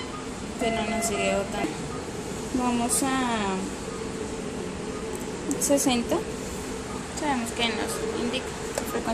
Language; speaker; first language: Spanish; native; Spanish